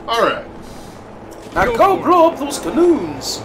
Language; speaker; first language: English; native; English